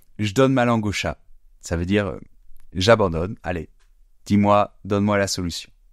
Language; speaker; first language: French; native; French